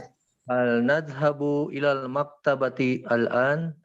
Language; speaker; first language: Arabic; non-native, learner; Indonesian